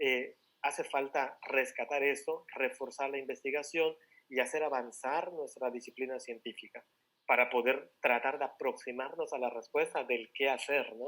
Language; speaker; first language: Spanish; native; Spanish